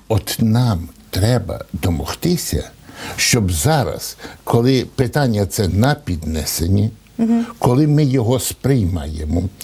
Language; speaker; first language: Ukrainian; native; Ukrainian